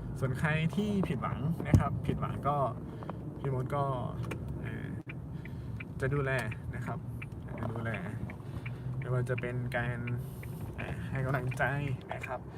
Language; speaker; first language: Thai; native; Thai